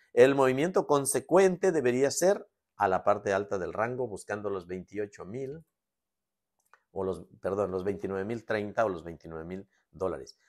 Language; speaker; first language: Spanish; native; Spanish